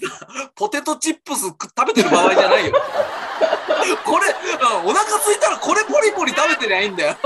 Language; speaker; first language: Japanese; native; Japanese